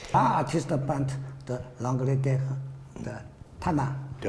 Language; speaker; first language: French; non-native, learner; Chinese